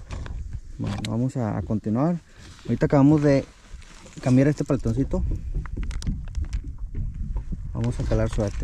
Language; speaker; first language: Spanish; native; Spanish